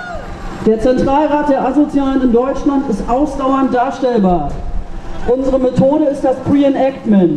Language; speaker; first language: German; native; German